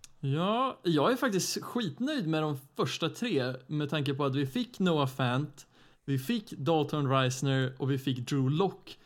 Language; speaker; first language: Swedish; native; Swedish